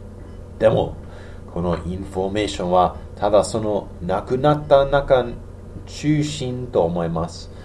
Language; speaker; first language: Japanese; non-native, learner; English